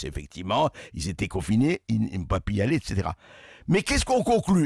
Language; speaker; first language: French; native; French